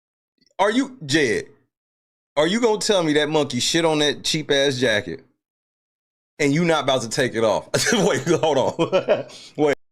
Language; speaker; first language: English; native; English